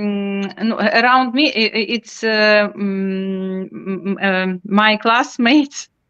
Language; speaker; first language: English; non-native, learner; Ukrainian